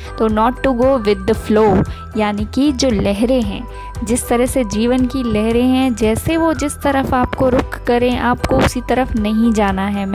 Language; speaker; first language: Hindi; native; Hindi